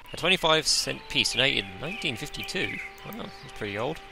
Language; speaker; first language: English; native; English